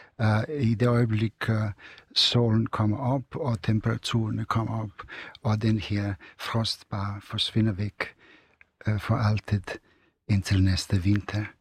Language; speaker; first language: Danish; non-native, fluent; Serbian